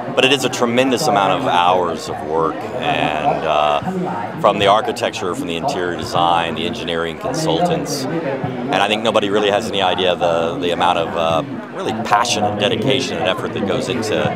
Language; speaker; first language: English; native; English